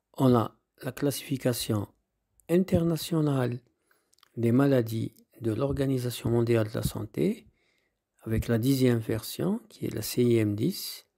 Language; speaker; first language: French; non-native, local second language; Arabic